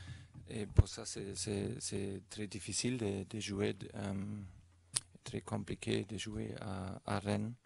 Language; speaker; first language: French; non-native, fluent; German